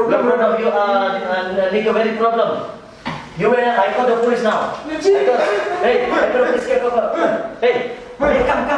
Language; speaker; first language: English; non-native, learner; Malay